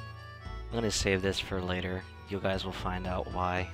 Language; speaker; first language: English; native; English